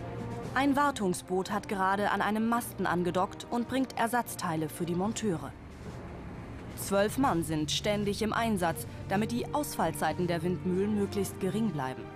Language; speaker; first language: German; native; German